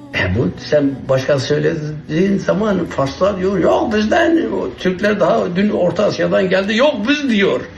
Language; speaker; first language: Turkish; non-native, local second language; Kurdish